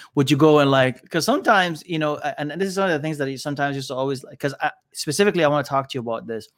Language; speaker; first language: English; native; English